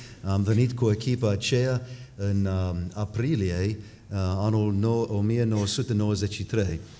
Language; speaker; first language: Romanian; non-native, fluent; English